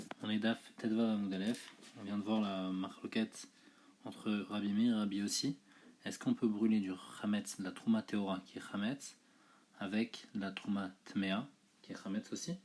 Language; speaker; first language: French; native; French